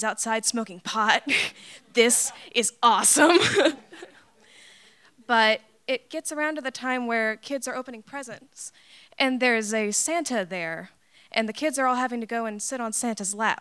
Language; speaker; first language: English; native; English